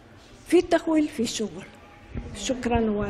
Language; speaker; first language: Arabic; non-native, learner; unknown